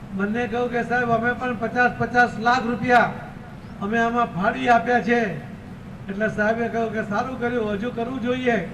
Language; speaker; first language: Gujarati; non-native, local second language; Marathi